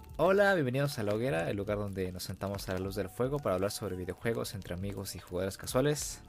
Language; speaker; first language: Spanish; native; Spanish